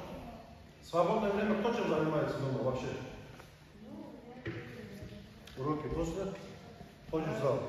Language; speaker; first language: Russian; non-native, local second language; Kumyk